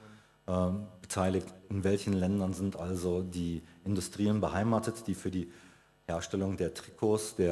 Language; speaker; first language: German; native; German